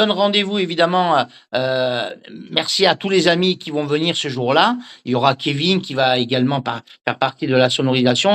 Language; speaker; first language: French; native; French